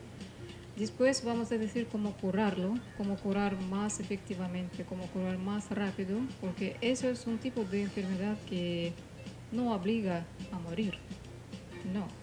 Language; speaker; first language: Spanish; non-native, fluent; Russian